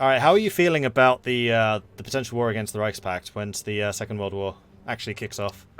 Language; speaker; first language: English; native; English